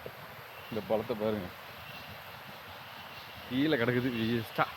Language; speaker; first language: Tamil; native; Tamil